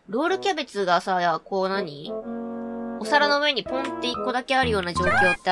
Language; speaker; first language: Japanese; native; Japanese